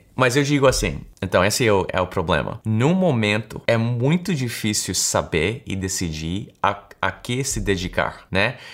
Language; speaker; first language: Portuguese; early bilingual, heritage; English